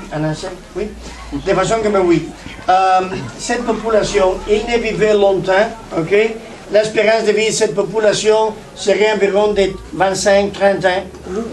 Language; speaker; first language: French; non-native, learner; Spanish